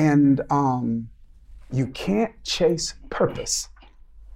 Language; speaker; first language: English; native; English